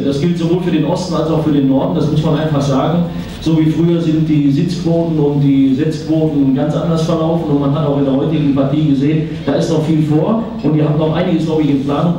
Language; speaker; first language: German; native; German